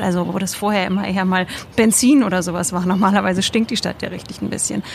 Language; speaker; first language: German; native; German